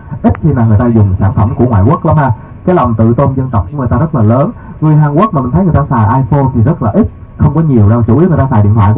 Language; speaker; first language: Vietnamese; native; Vietnamese